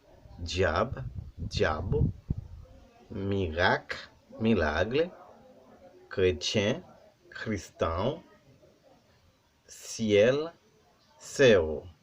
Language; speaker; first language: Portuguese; non-native, learner; Haitian Creole